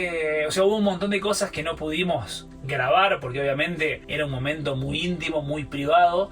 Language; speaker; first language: Spanish; native; Spanish